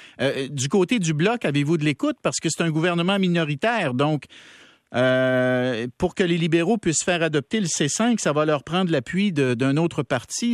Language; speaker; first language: French; native; French